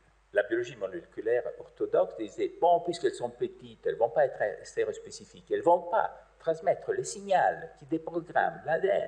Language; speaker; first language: French; native; French